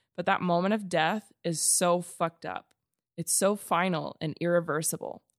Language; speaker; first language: English; native; English